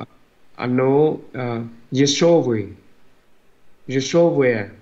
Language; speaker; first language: Russian; non-native, learner; Vietnamese